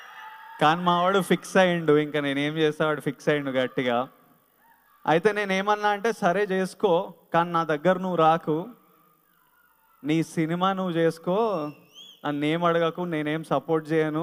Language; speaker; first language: Telugu; native; Telugu